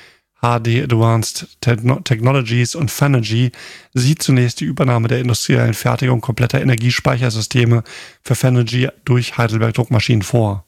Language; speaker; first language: German; native; German